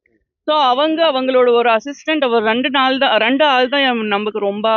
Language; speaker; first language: Tamil; non-native, local second language; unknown